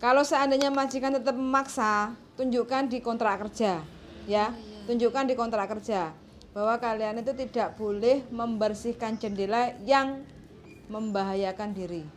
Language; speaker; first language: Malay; non-native, local second language; Javanese